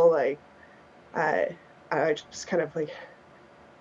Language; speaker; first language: English; native; English